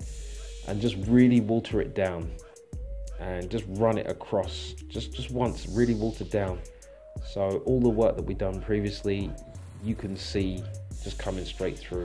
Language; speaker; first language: English; native; English